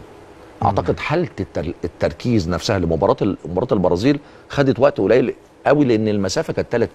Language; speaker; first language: Arabic; native; Arabic